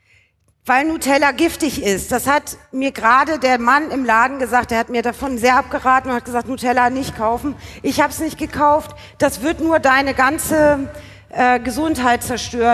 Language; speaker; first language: German; native; German